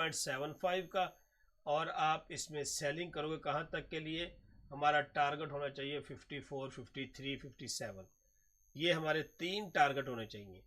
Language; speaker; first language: Hindi; non-native, local second language; Punjabi